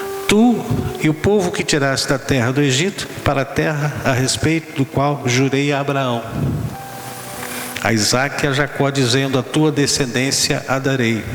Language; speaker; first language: Portuguese; native; Portuguese